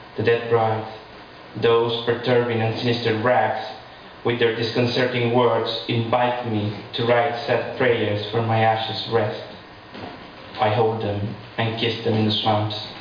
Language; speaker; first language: English; non-native, fluent; Spanish